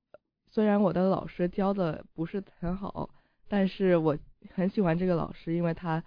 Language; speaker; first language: Chinese; early bilingual, heritage; Chinese